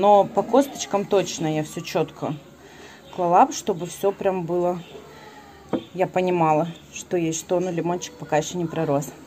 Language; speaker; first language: Russian; native; Russian